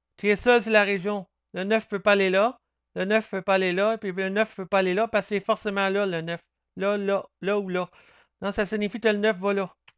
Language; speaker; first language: French; native; French